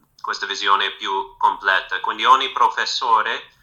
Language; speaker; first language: Italian; non-native, fluent; English